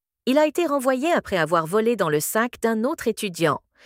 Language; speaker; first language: French; native; French